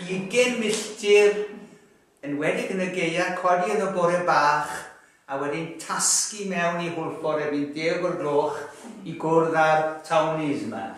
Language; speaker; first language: Welsh; native; Welsh